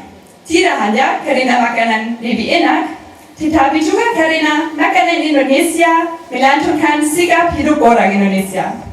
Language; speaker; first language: Indonesian; non-native, learner; German